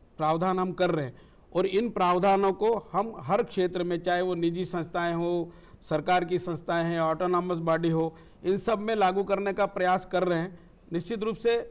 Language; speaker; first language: Hindi; native; Hindi